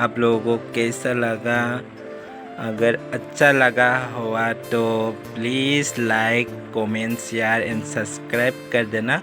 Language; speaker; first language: Hindi; non-native, local second language; Assamese